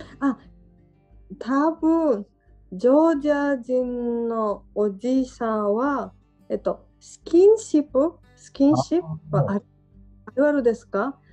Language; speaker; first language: Japanese; non-native, learner; Georgian